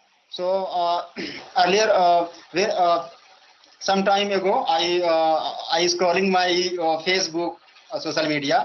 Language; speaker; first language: English; non-native, learner; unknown